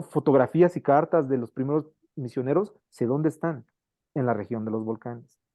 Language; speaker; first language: Spanish; native; Spanish